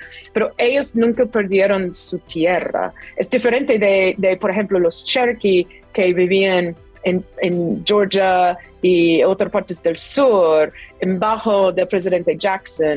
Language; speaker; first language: Spanish; non-native, fluent; English